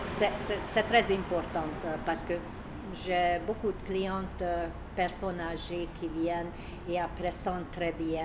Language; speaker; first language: French; non-native, learner; Hungarian